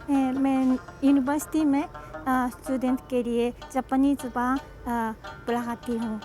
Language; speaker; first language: Hindi; non-native, learner; Japanese